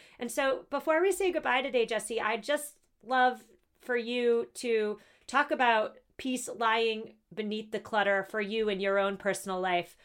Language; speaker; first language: English; native; English